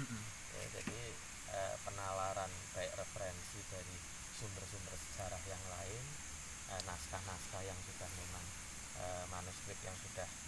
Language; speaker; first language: Indonesian; native; Indonesian